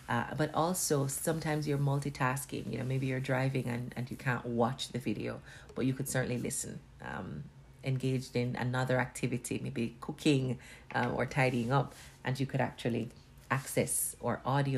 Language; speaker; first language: English; non-native, local second language; Jamaican Creole English